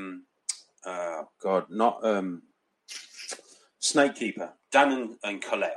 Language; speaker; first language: English; native; English